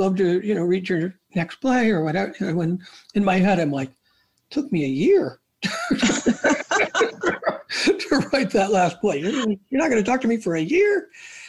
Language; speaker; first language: English; native; English